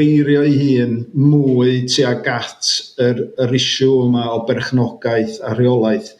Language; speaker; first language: Welsh; native; Welsh